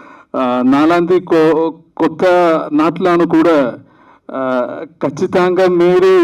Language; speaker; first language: Telugu; non-native, learner; Malayalam